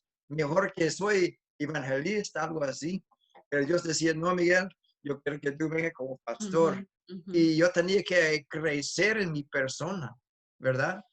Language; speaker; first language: Spanish; non-native, fluent; English